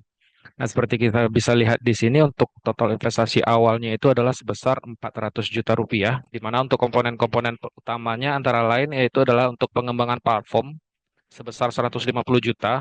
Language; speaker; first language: Indonesian; native; Indonesian